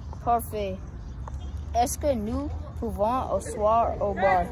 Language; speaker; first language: French; non-native, learner; English